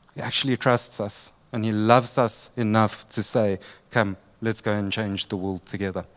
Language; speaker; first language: English; native; English